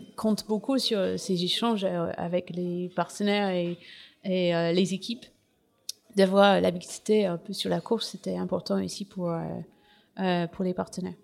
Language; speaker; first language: French; non-native, fluent; English